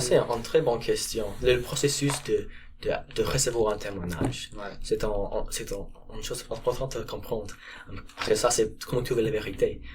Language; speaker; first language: French; non-native, learner; English